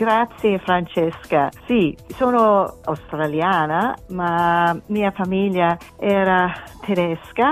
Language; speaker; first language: Italian; non-native, learner; German